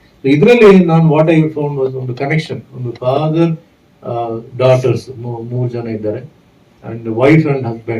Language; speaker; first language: Kannada; non-native, fluent; Tulu